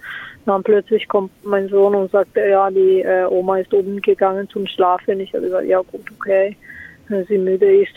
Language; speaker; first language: German; non-native, fluent; Italian